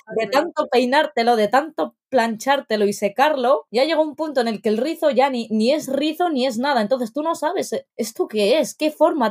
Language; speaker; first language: Spanish; early bilingual, other home language; Arabic